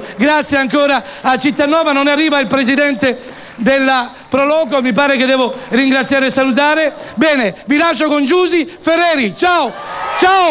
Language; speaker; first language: Italian; native; Italian